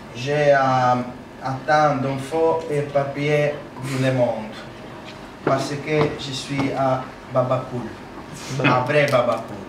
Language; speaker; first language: French; non-native, learner; Italian